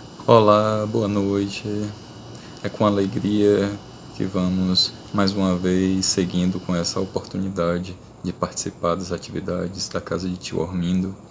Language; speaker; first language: Portuguese; native; Portuguese